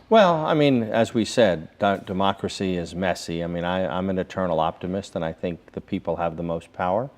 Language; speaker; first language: English; native; English